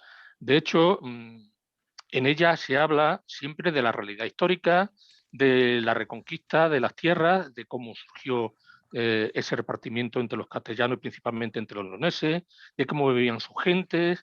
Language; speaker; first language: Spanish; native; Spanish